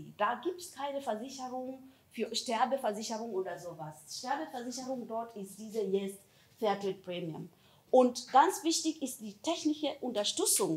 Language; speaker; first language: German; non-native, fluent; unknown